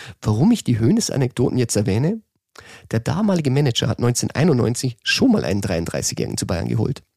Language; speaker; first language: German; native; German